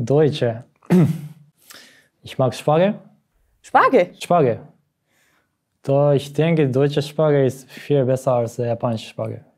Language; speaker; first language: German; non-native, learner; Japanese